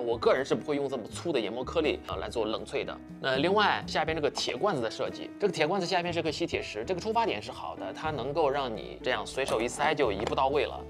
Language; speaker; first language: Chinese; native; Chinese